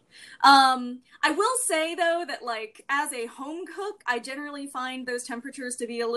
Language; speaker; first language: English; native; English